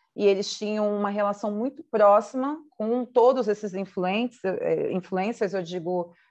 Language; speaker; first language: Portuguese; native; Portuguese